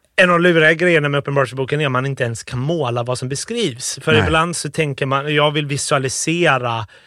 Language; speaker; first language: Swedish; native; Swedish